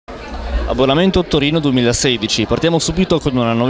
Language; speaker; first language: Italian; native; Italian